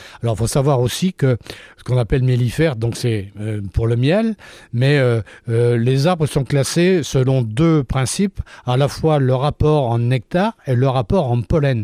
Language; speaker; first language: French; native; French